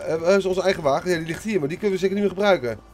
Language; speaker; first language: Dutch; native; Dutch